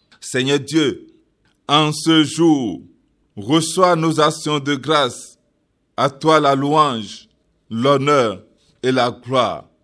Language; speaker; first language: French; non-native, local second language; Yoruba